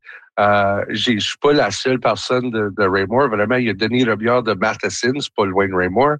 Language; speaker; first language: French; native; French